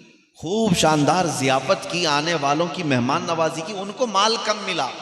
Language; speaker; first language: Urdu; native; Urdu